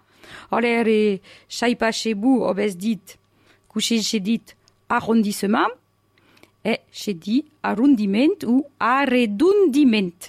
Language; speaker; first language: French; native; French